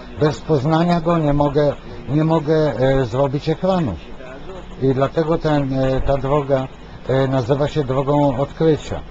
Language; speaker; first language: Polish; non-native, fluent; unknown